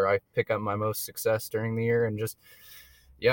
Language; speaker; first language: English; native; English